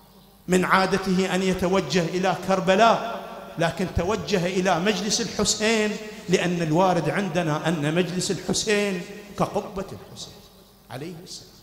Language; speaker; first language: Arabic; native; Arabic